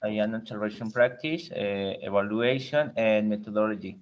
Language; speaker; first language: English; non-native, learner; Spanish